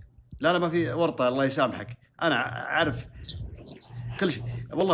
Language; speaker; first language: Arabic; native; Arabic